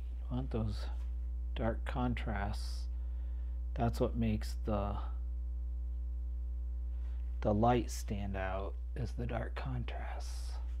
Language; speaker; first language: English; native; English